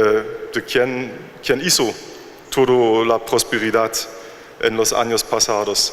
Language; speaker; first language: Spanish; non-native, fluent; German